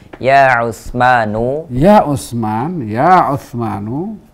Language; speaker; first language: Arabic; non-native, learner; Indonesian